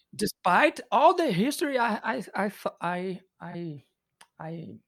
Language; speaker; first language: English; non-native, learner; Portuguese